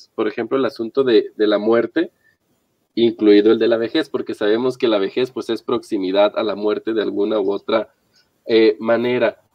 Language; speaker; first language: Spanish; native; Spanish